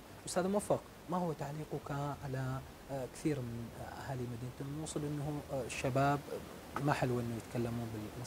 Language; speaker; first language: Arabic; native; Arabic